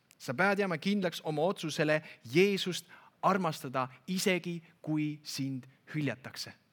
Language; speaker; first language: Estonian; native; Estonian